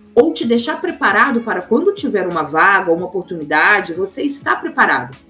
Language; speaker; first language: Portuguese; native; Portuguese